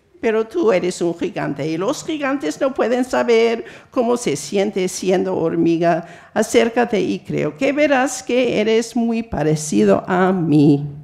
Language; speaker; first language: Spanish; non-native, fluent; English